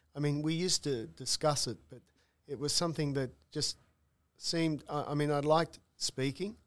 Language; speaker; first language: English; native; English